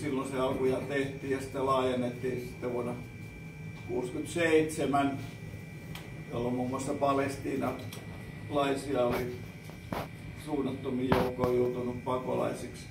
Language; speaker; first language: Finnish; native; Finnish